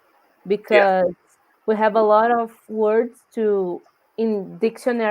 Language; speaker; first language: English; non-native, learner; Portuguese